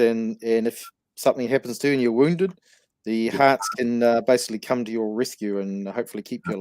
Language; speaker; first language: English; native; English